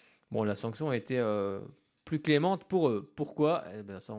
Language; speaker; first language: French; native; French